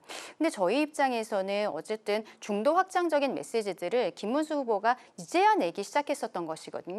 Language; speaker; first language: Korean; native; Korean